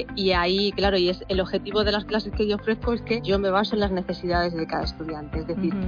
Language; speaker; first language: Spanish; native; Spanish